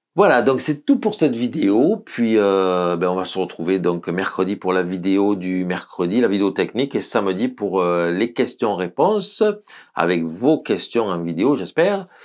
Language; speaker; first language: French; native; French